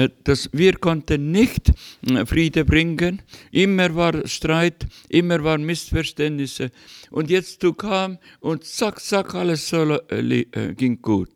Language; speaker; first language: German; non-native, learner; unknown